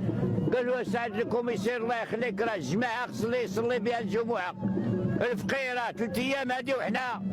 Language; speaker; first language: Arabic; native; Arabic